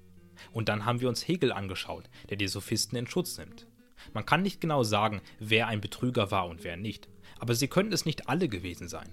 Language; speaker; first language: German; native; German